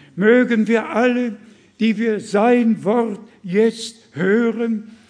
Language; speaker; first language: German; native; German